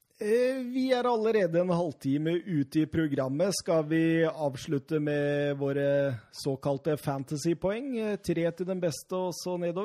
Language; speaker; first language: Norwegian; native; Norwegian